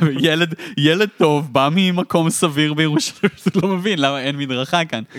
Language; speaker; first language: Hebrew; native; Hebrew